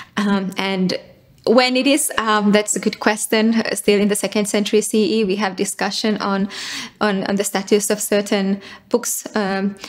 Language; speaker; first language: English; non-native, fluent; Finnish